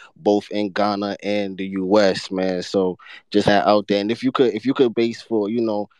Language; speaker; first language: English; non-native, local second language; Akan